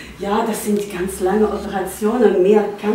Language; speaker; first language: German; non-native, learner; Dutch